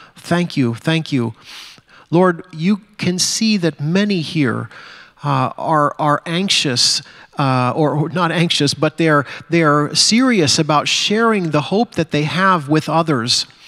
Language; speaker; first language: English; native; English